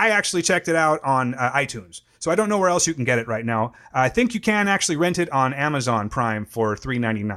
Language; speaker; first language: English; native; English